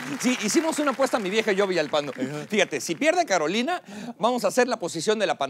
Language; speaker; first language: Spanish; native; Spanish